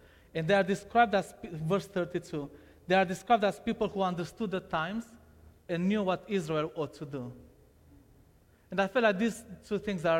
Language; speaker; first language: English; non-native, fluent; Romanian